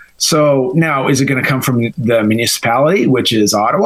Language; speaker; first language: English; native; English